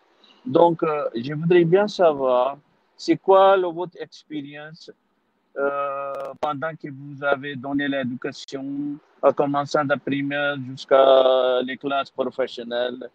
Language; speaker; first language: French; non-native, learner; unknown